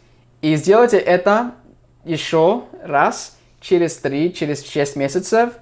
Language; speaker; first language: Russian; non-native, fluent; English